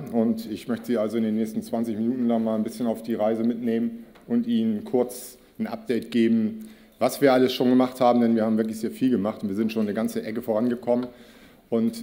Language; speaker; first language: German; native; German